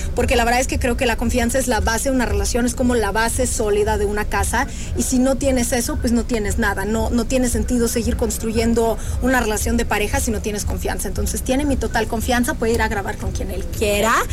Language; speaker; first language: Spanish; non-native, fluent; Russian